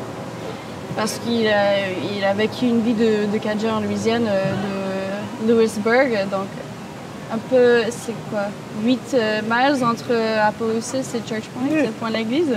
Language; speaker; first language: French; non-native, local second language; English